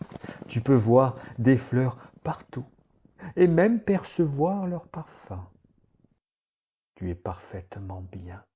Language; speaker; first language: French; native; French